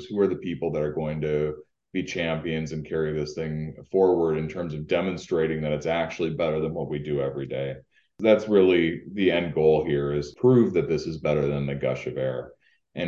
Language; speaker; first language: English; native; English